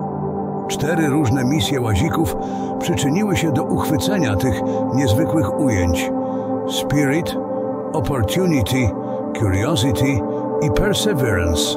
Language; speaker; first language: Polish; native; Polish